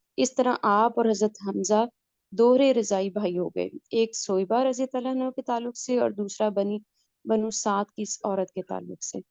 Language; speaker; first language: Urdu; native; Urdu